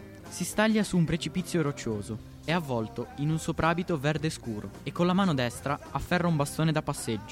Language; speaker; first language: Italian; native; Italian